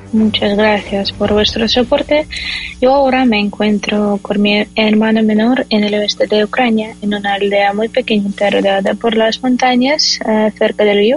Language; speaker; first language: Spanish; non-native, fluent; Ukrainian